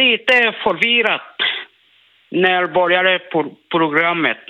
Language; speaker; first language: Swedish; non-native, learner; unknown